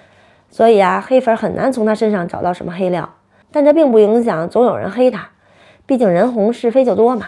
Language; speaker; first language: Chinese; native; Chinese